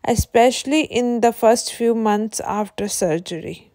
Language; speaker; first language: English; non-native, local second language; Punjabi